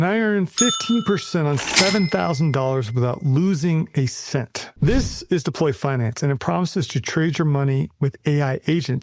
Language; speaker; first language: English; native; English